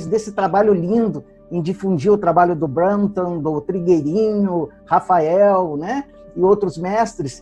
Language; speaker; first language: Portuguese; native; Portuguese